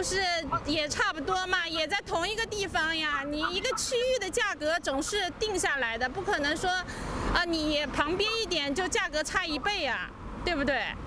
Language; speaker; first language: Chinese; native; Chinese